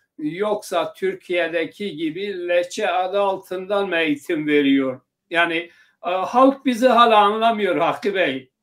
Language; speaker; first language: Turkish; non-native, local second language; Zaza